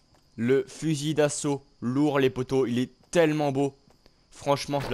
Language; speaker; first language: French; native; French